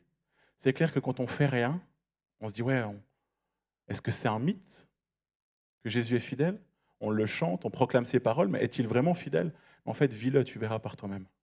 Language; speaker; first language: French; native; French